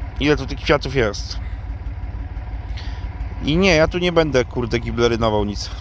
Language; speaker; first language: Polish; native; Polish